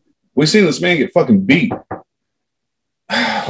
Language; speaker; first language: English; native; English